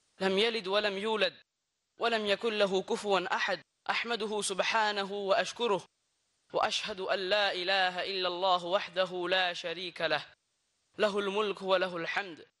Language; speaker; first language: Arabic; non-native, fluent; Bangla